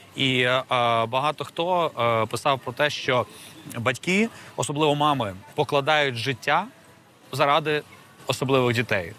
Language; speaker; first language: Ukrainian; native; Ukrainian